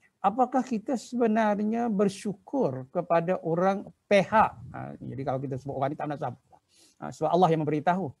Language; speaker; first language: Malay; native; Malay